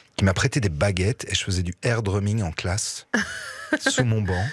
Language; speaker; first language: French; native; French